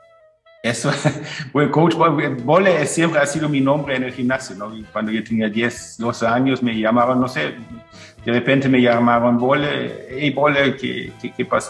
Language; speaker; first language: Spanish; non-native, fluent; German